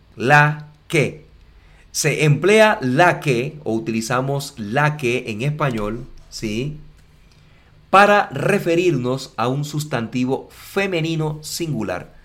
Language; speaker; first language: Spanish; native; Spanish